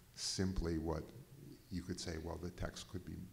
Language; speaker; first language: English; native; English